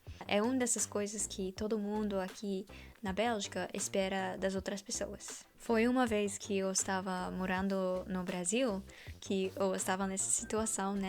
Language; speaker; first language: Portuguese; non-native, fluent; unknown